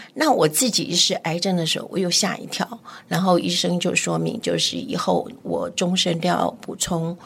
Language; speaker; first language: Chinese; native; Chinese